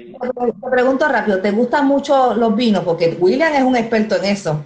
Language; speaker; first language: Spanish; native; Spanish